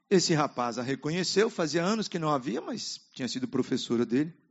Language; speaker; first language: Portuguese; native; Portuguese